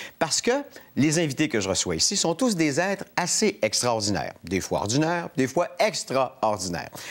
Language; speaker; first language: French; native; French